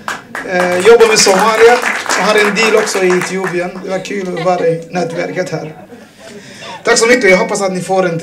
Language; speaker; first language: Swedish; non-native, fluent; Arabic